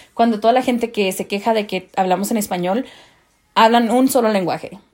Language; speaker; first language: Spanish; early bilingual, heritage; Spanish